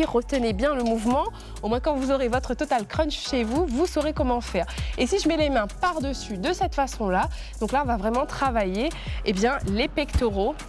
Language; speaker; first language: French; native; French